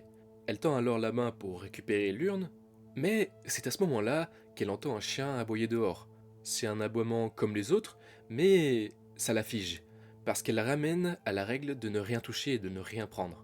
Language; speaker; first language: French; native; French